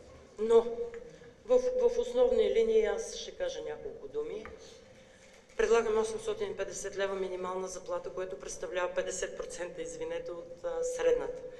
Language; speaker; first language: Bulgarian; native; Bulgarian